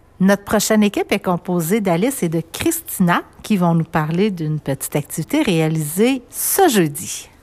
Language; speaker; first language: French; native; French